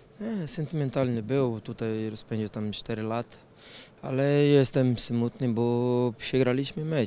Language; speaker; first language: Polish; non-native, learner; Portuguese